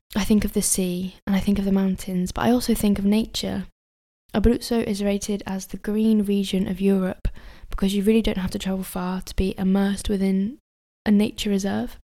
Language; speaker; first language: English; native; English